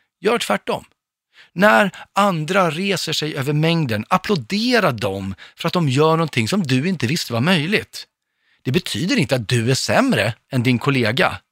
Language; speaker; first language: Swedish; native; Swedish